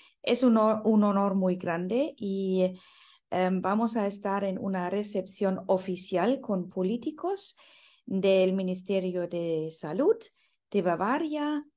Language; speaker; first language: Spanish; non-native, fluent; German